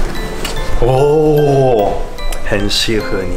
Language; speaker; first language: Chinese; non-native, learner; Japanese